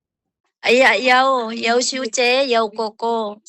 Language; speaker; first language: Chinese; non-native, learner; Indonesian